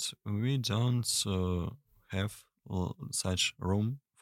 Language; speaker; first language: English; non-native, learner; Russian